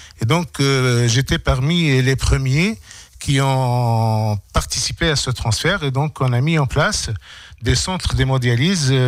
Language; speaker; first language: French; non-native, local second language; Arabic